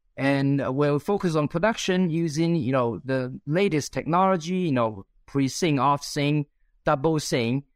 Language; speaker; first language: English; non-native, fluent; Chinese